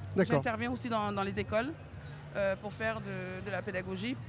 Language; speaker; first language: French; native; French